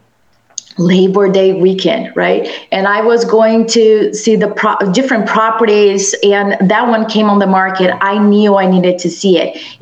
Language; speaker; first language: English; non-native, fluent; Portuguese